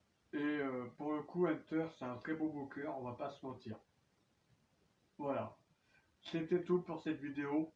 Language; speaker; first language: French; native; French